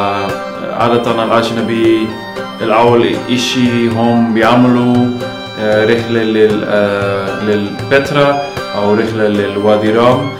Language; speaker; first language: Arabic; non-native, learner; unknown